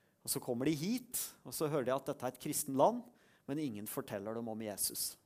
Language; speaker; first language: Norwegian; native; Norwegian